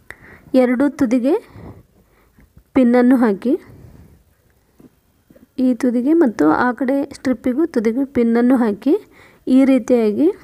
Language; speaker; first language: Kannada; native; Kannada